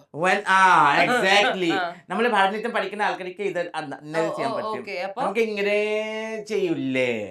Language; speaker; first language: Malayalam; non-native, fluent; Assamese